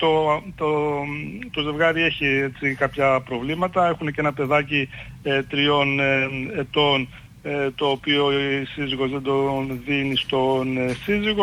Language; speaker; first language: Greek; native; Greek